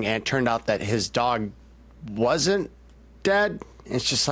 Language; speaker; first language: English; native; English